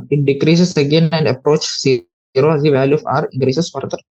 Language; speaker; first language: English; non-native, local second language; Malayalam